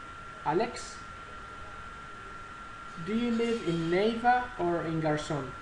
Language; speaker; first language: English; non-native, fluent; Spanish